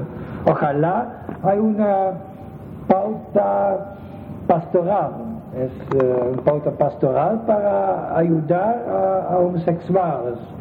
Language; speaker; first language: Spanish; non-native, fluent; Dutch